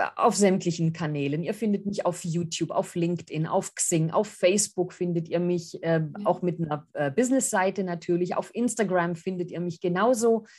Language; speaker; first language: German; early bilingual, other home language; Greek